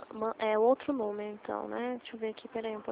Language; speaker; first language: Portuguese; native; Portuguese